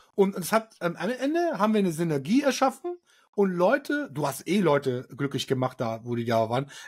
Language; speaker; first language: German; early bilingual, other home language; Arabic